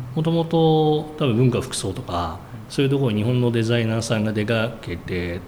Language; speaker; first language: Japanese; native; Japanese